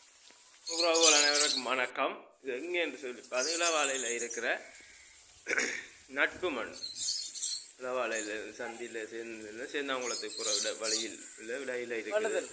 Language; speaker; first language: Tamil; native; Tamil